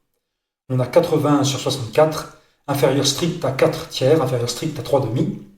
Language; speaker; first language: French; native; French